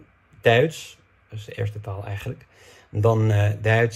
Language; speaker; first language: Dutch; non-native, fluent; English